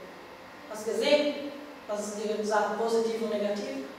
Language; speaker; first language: German; non-native, learner; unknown